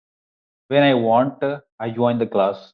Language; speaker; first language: English; non-native, learner; Hindi